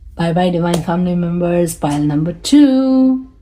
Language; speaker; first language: English; non-native, local second language; Tamil